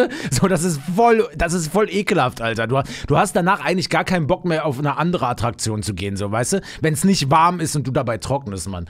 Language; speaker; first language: German; native; German